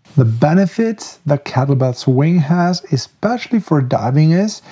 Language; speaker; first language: English; non-native, fluent; German